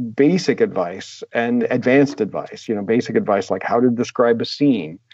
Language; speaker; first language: English; native; English